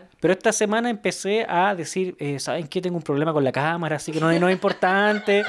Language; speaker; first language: Spanish; native; Spanish